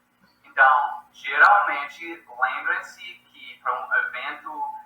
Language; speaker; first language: Portuguese; non-native, fluent; English